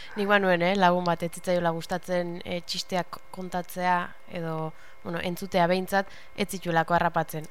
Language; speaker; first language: Basque; native; Basque